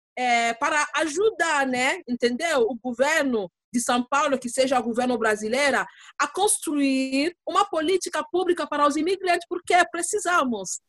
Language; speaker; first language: Portuguese; non-native, learner; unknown